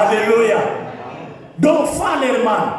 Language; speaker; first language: Swedish; non-native, fluent; Lingala